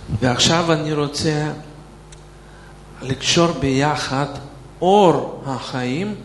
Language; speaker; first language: Hebrew; non-native, fluent; Russian